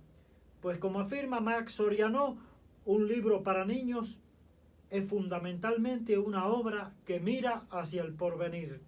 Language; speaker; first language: Spanish; native; Spanish